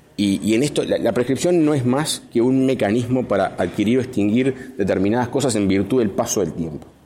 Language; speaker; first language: Spanish; native; Spanish